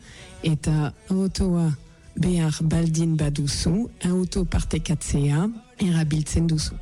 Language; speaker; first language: Basque; non-native, learner; French